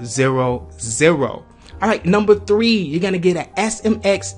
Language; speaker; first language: English; native; English